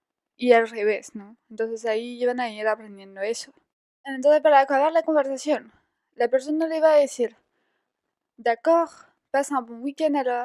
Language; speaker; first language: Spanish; non-native, fluent; French